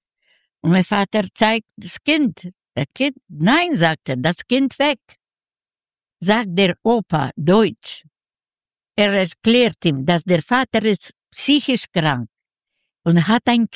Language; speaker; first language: German; non-native, learner; Yiddish